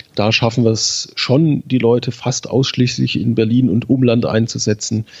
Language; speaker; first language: German; native; German